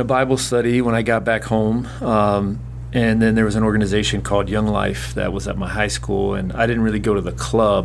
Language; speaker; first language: English; native; English